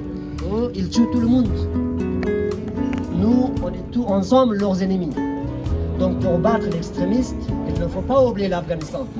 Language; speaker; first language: French; non-native, fluent; Persian